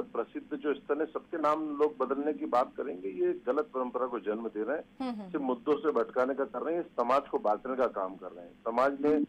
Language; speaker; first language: Hindi; native; Hindi